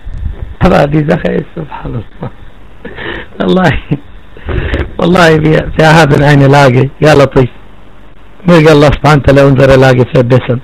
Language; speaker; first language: German; non-native, fluent; Arabic